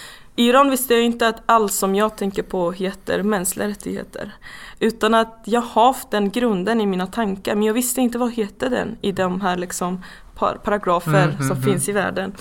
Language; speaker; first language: Swedish; non-native, fluent; Persian